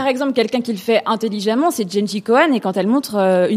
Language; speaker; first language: French; native; French